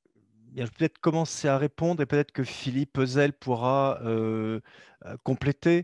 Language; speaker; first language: French; native; French